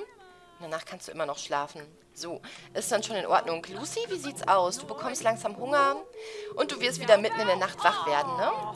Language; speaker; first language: German; native; German